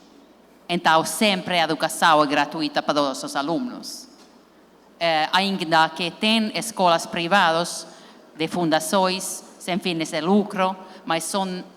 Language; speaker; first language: Portuguese; non-native, learner; Finnish